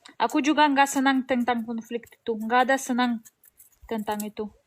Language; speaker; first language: Indonesian; non-native, learner; Russian